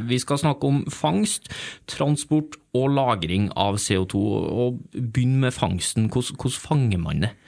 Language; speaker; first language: Norwegian; native; Norwegian